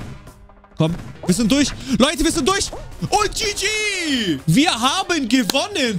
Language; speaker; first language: German; native; German